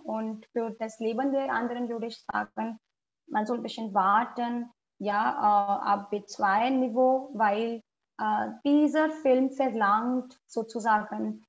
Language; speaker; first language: German; non-native, fluent; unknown